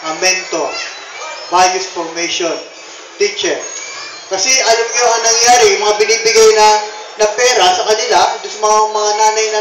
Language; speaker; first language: Filipino; native; Filipino